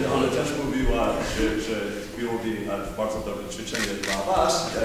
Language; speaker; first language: Polish; non-native, fluent; English